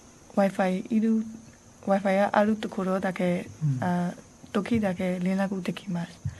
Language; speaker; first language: Japanese; non-native, learner; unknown